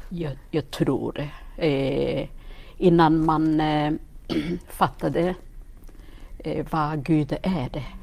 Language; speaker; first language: Swedish; non-native, fluent; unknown